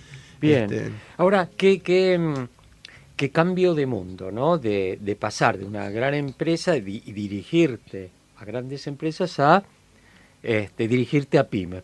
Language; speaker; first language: Spanish; native; Spanish